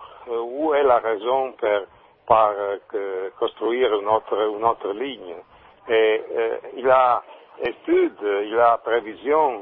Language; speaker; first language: French; non-native, learner; Italian